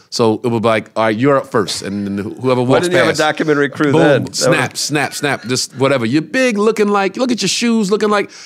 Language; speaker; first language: English; native; English